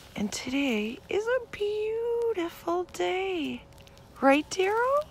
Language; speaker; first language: English; native; English